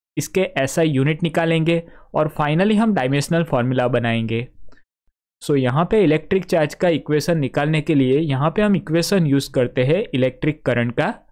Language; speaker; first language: Hindi; non-native, local second language; Gujarati